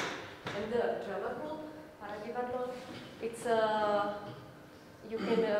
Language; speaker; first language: English; non-native, learner; Czech